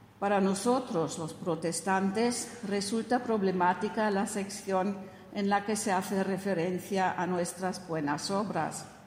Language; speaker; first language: Spanish; non-native, fluent; German